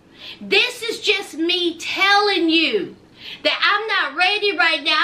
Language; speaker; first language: English; native; English